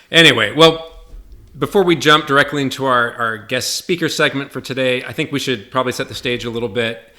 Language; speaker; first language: English; native; English